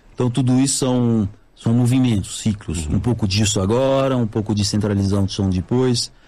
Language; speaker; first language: Portuguese; non-native, fluent; French